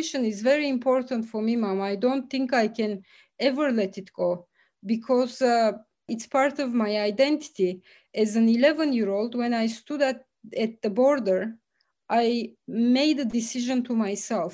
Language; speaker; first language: English; early bilingual, other home language; Bulgarian